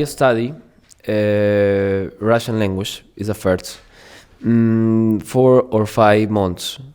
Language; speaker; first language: English; non-native, learner; Spanish